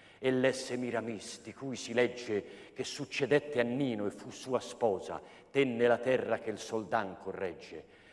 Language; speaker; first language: Italian; native; Italian